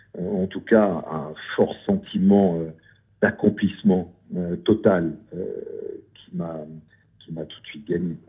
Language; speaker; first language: French; native; French